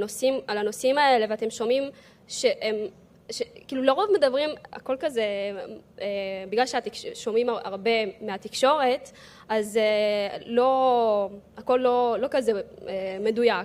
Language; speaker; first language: Hebrew; early bilingual, other home language; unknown